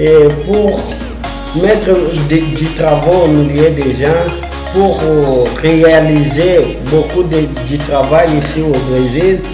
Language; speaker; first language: French; non-native, fluent; Portuguese